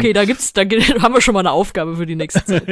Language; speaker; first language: German; native; German